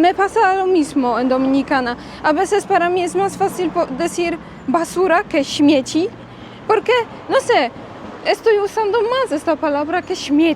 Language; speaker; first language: Spanish; non-native, fluent; Polish